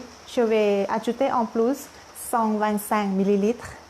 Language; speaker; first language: French; non-native, learner; Thai